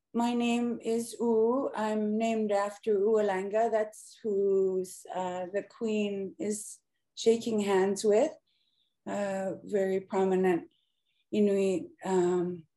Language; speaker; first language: English; native; English